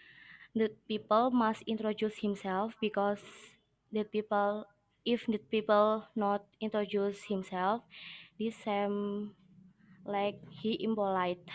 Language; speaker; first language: English; non-native, learner; Indonesian